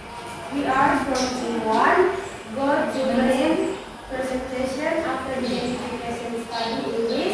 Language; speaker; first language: English; non-native, learner; Indonesian